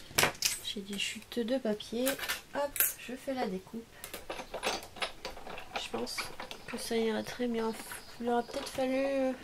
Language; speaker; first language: French; native; French